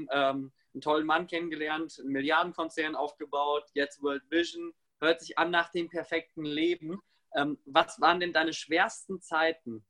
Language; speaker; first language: German; native; German